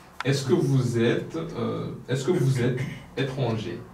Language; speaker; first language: French; non-native, local second language; Kinyarwanda